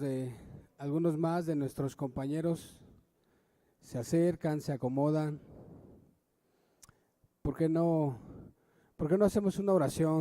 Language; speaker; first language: Spanish; native; Spanish